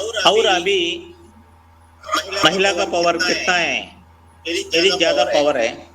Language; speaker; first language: Hindi; non-native, local second language; Telugu